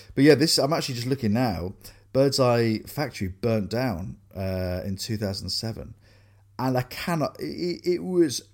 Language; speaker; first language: English; native; English